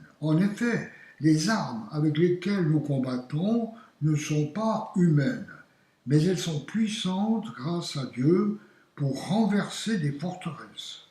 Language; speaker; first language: French; native; French